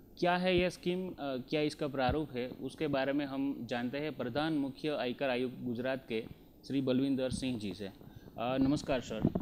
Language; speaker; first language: Hindi; non-native, local second language; Gujarati